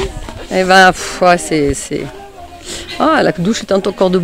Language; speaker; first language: French; native; French